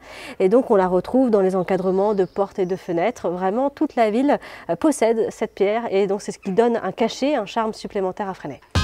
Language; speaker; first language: French; native; French